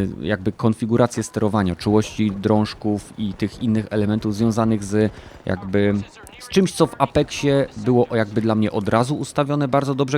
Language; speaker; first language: Polish; native; Polish